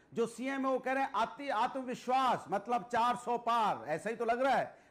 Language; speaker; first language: Hindi; native; Hindi